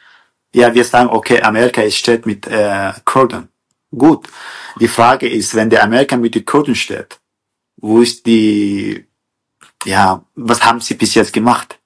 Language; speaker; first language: German; non-native, fluent; Kurdish